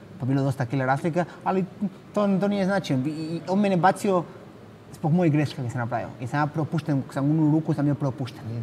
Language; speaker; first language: Bosnian; non-native, fluent; Spanish